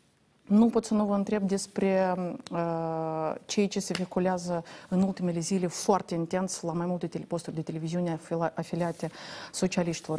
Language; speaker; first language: Romanian; native; Romanian